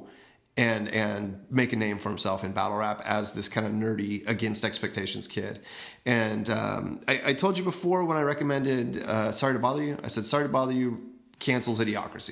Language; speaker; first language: English; native; English